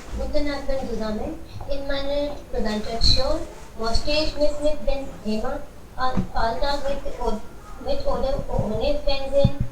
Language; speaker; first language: German; non-native, learner; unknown